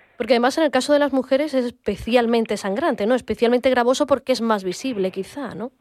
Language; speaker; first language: Spanish; native; Spanish